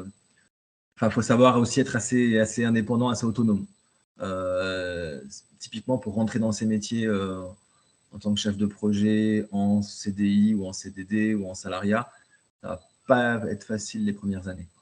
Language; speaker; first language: French; native; French